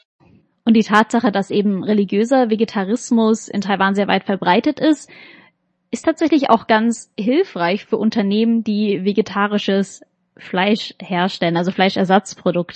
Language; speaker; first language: German; native; German